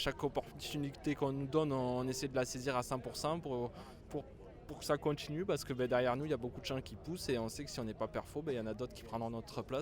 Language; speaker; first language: French; native; French